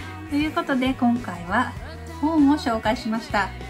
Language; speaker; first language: Japanese; native; Japanese